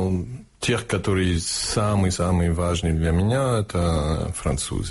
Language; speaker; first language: Russian; early bilingual, heritage; Russian